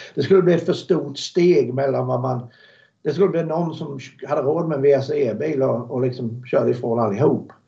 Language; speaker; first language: Swedish; native; Swedish